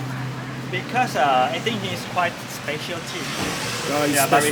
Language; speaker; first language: English; non-native, learner; Thai